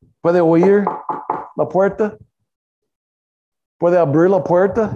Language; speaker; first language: Spanish; non-native, learner; English